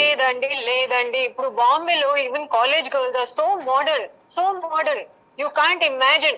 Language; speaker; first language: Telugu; non-native, learner; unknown